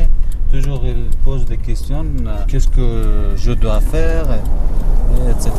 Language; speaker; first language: French; non-native, learner; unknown